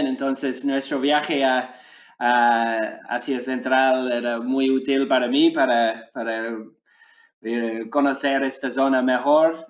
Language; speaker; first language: Spanish; non-native, learner; English